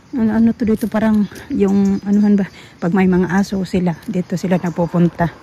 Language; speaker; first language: Filipino; non-native, local second language; Cebuano